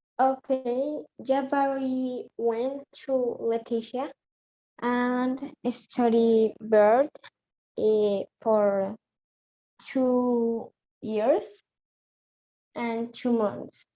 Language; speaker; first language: English; non-native, learner; Spanish